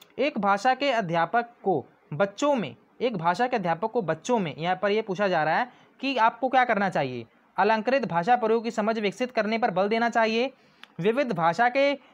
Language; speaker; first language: Hindi; non-native, local second language; Punjabi